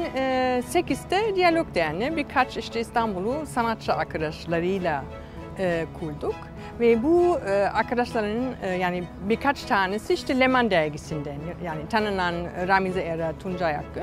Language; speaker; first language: Turkish; non-native, fluent; German